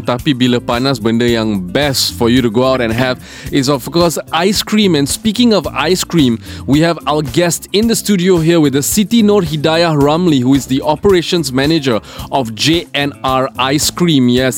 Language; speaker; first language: English; non-native, local second language; Malay